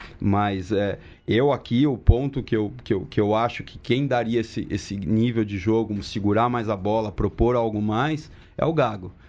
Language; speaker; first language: Portuguese; early bilingual, other home language; Spanish